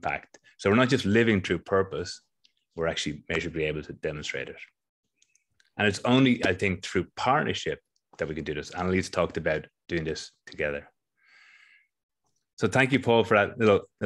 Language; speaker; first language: English; native; English